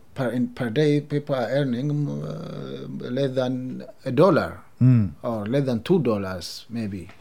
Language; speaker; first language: English; non-native, fluent; Oromo